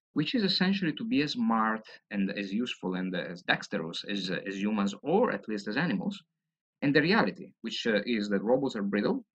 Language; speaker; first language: English; non-native, fluent; Italian